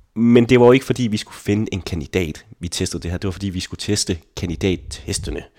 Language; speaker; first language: Danish; native; Danish